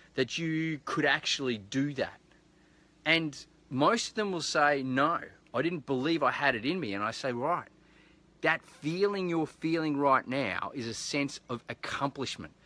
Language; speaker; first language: English; native; English